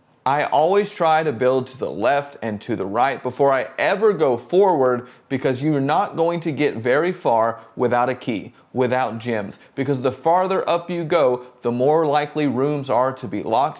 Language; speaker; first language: English; native; English